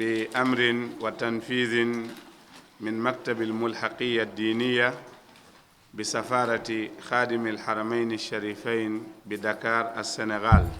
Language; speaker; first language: Arabic; non-native, fluent; Wolof